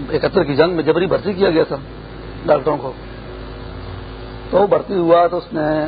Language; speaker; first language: Urdu; non-native, local second language; Pashto